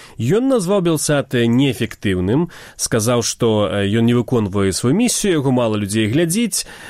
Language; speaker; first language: Belarusian; native; Belarusian